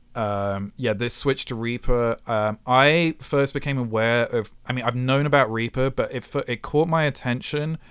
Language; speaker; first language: English; native; English